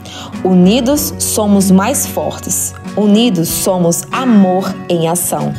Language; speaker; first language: Portuguese; native; Portuguese